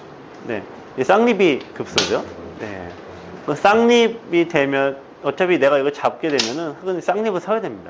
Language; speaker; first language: Korean; native; Korean